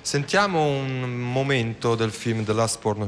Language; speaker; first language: Italian; native; Italian